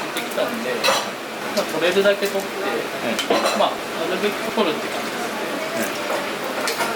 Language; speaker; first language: Japanese; native; Japanese